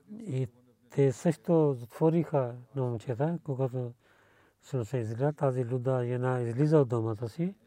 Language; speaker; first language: Bulgarian; non-native, learner; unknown